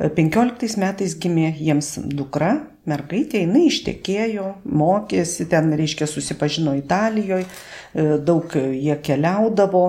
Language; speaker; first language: Lithuanian; native; Lithuanian